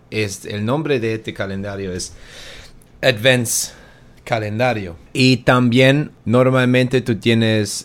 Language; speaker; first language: Spanish; non-native, learner; German